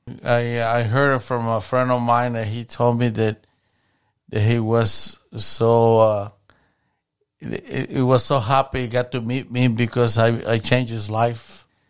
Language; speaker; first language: English; non-native, fluent; Spanish